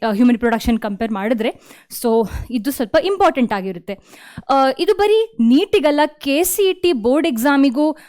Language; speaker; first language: Kannada; native; Kannada